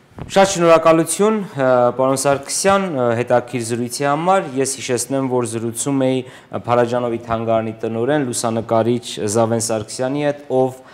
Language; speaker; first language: Armenian; native; Armenian